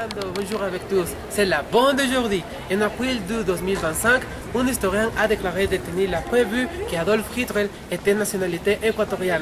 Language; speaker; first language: French; non-native, learner; Spanish